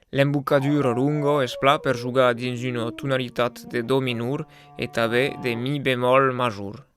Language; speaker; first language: Occitan; non-native, local second language; French